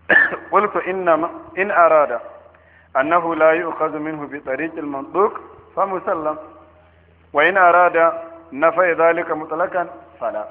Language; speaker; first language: Arabic; non-native, fluent; Hausa